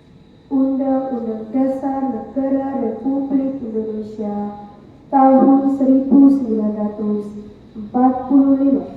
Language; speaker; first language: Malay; non-native, local second language; Javanese